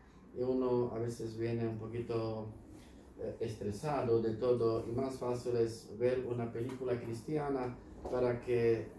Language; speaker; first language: Spanish; non-native, fluent; Slovak